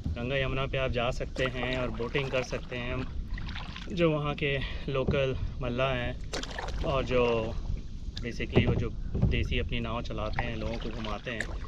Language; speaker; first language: Hindi; native; Hindi